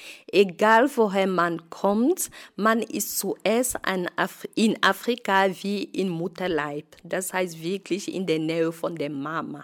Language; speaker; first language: German; non-native, fluent; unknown